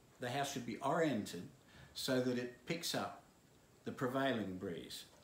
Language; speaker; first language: English; native; English